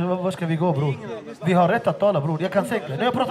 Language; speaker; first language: Swedish; non-native, fluent; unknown